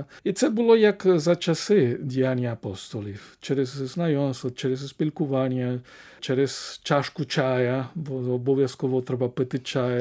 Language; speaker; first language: Ukrainian; non-native, fluent; Spanish